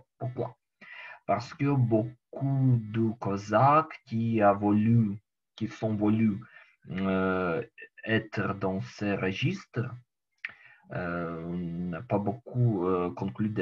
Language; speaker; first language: French; non-native, learner; Ukrainian